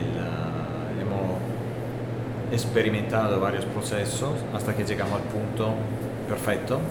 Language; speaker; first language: Spanish; non-native, learner; Italian